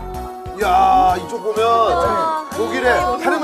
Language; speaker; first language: Korean; native; Korean